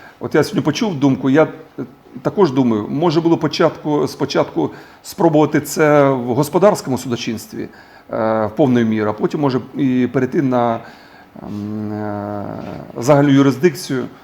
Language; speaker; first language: Ukrainian; non-native, local second language; Russian